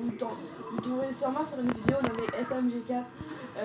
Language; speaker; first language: French; native; French